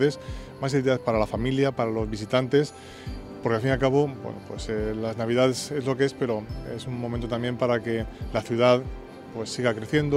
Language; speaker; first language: Spanish; native; Spanish